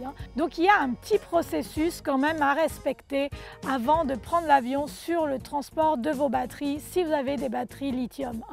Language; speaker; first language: French; native; French